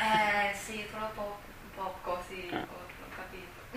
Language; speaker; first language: Italian; non-native, learner; Chinese